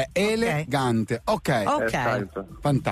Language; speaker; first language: Italian; native; Italian